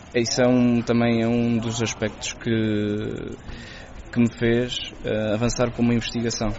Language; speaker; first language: Portuguese; native; Portuguese